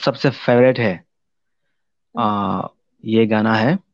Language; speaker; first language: Hindi; non-native, local second language; Kok Borok